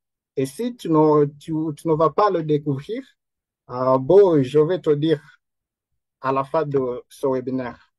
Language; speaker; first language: French; non-native, fluent; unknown